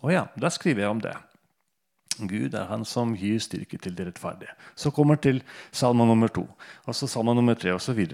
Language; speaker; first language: Norwegian; non-native, fluent; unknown